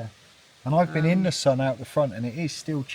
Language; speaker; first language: English; native; English